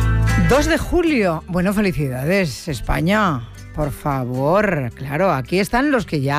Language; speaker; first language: Spanish; native; Spanish